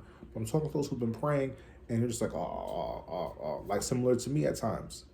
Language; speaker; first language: English; native; English